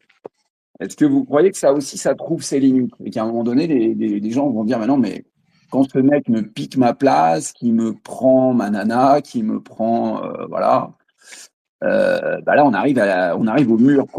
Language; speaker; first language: French; native; French